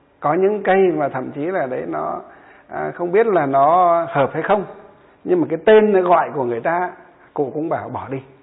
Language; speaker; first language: Vietnamese; native; Vietnamese